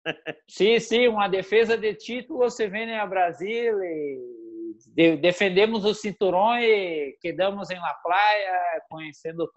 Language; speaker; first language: Spanish; non-native, learner; Portuguese